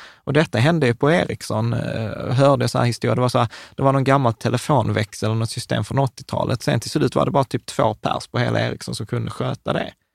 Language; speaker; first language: Swedish; early bilingual, other home language; Czech